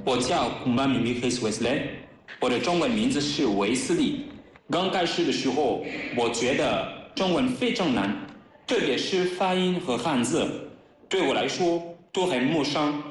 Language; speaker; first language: Chinese; non-native, learner; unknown